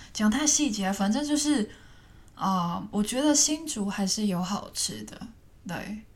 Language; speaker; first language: Chinese; non-native, fluent; Cantonese